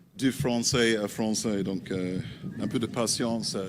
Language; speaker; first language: French; non-native, learner; English